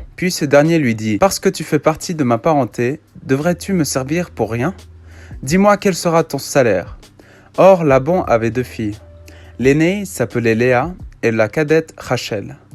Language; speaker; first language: French; native; French